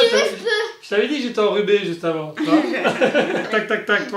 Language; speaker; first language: French; native; French